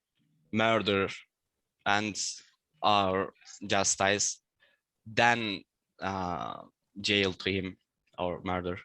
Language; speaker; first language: English; non-native, learner; Turkish